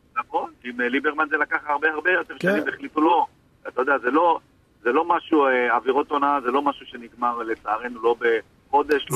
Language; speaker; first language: Hebrew; native; Hebrew